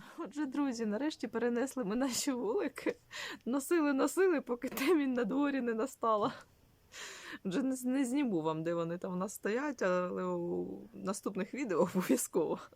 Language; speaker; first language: Ukrainian; non-native, local second language; Russian